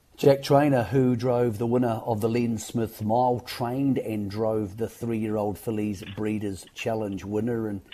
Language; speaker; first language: English; native; English